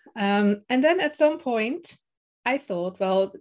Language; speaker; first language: English; non-native, fluent; Dutch